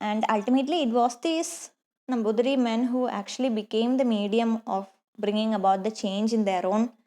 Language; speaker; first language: English; non-native, local second language; Malayalam